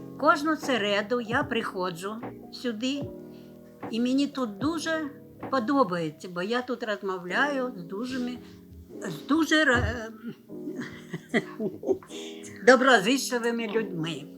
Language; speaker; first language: Ukrainian; non-native, local second language; Russian